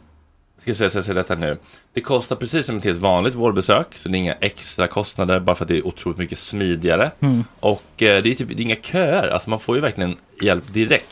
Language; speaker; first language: Swedish; native; Swedish